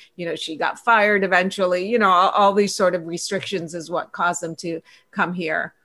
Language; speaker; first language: English; early bilingual, other home language; Persian